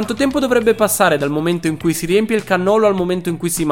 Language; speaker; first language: Italian; native; Italian